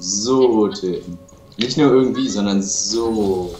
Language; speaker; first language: German; early bilingual, heritage; German